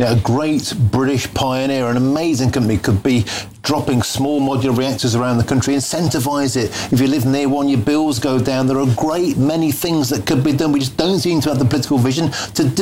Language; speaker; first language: English; native; English